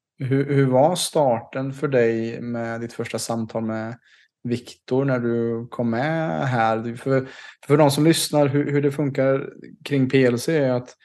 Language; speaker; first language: Swedish; native; Swedish